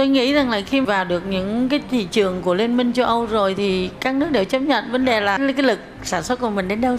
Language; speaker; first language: Vietnamese; native; Vietnamese